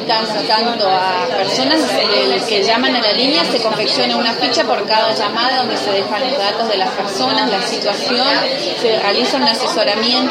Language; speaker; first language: Spanish; native; Spanish